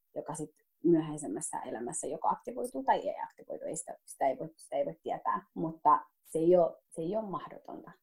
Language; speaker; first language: Finnish; early bilingual, other home language; Somali